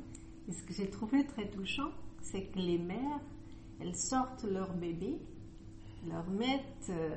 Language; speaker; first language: French; non-native, fluent; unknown